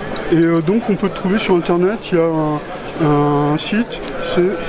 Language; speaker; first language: French; native; French